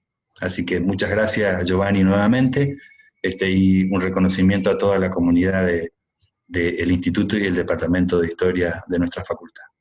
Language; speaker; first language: Spanish; native; Spanish